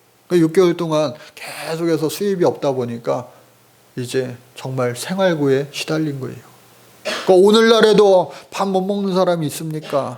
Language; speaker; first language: Korean; native; Korean